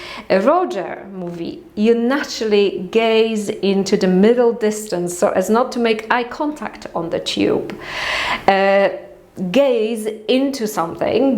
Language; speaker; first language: English; non-native, fluent; Polish